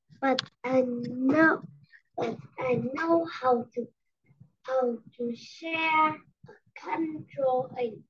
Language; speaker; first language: English; non-native, learner; Vietnamese